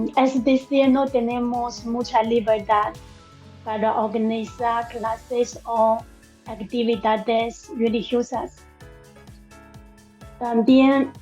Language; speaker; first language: Spanish; non-native, learner; Chinese